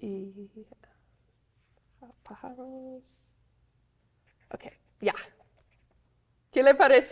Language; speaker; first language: Spanish; non-native, fluent; English